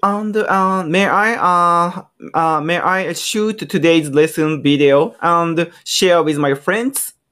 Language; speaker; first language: English; non-native, learner; Japanese